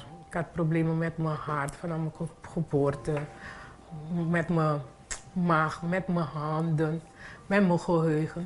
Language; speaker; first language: Dutch; non-native, fluent; Papiamento